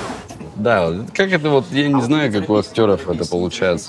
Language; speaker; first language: Russian; native; Russian